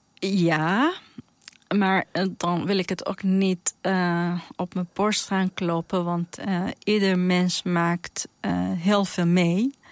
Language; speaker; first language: Dutch; non-native, fluent; Persian